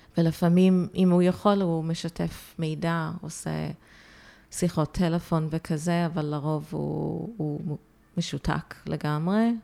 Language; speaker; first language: Hebrew; early bilingual, heritage; Hebrew